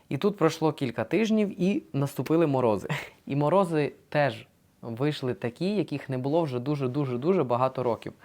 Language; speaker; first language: Ukrainian; non-native, local second language; Russian